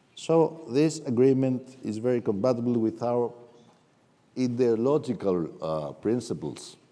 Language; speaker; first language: English; non-native, fluent; Greek